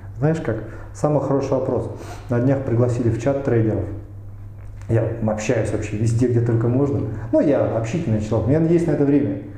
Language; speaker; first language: Russian; native; Russian